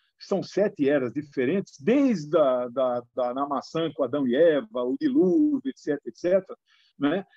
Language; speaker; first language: Portuguese; native; Portuguese